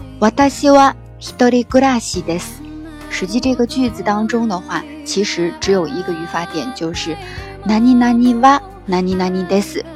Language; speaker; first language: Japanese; non-native, fluent; Chinese